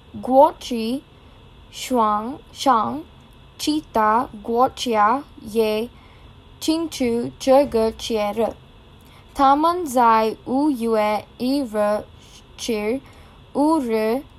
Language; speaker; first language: Chinese; non-native, learner; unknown